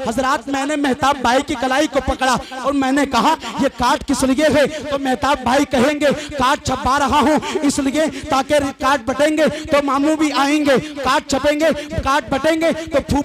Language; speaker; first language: Hindi; native; Hindi